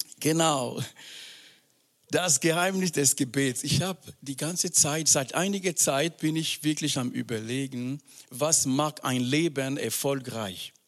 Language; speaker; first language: German; non-native, fluent; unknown